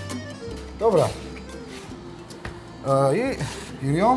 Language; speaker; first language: Polish; non-native, learner; Georgian